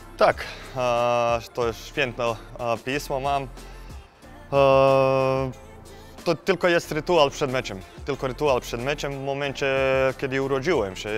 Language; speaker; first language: Polish; non-native, learner; Croatian